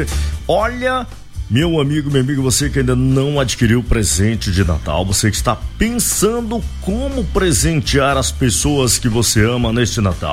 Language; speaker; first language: Portuguese; native; Portuguese